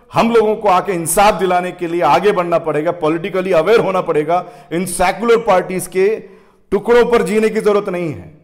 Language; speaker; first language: Hindi; native; Hindi